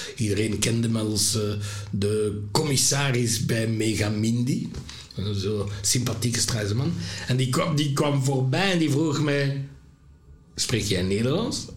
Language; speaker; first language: Dutch; native; Dutch